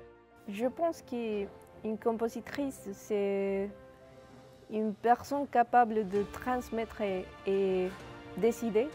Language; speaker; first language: French; non-native, fluent; Spanish